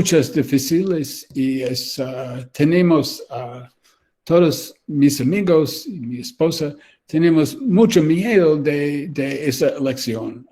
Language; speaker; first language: Spanish; non-native, learner; English